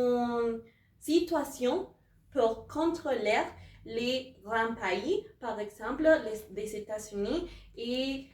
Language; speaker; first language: French; non-native, learner; Spanish